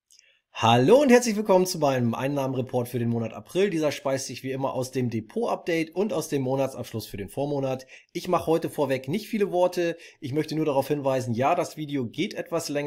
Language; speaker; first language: German; native; German